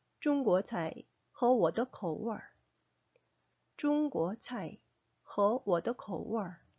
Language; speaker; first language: Chinese; non-native, fluent; Korean